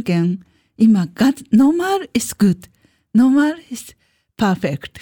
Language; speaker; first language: German; non-native, learner; Japanese